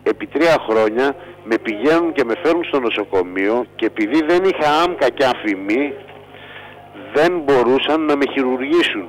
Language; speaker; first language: Greek; non-native, fluent; Bulgarian